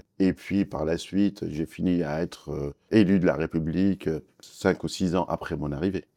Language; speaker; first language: French; non-native, fluent; Kurdish